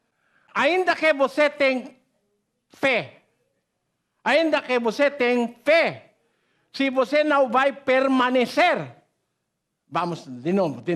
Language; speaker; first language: Portuguese; non-native, learner; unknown